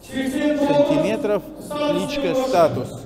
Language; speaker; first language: Russian; native; Russian